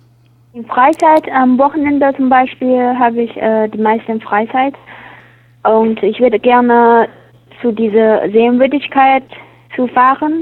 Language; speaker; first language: German; non-native, learner; Chinese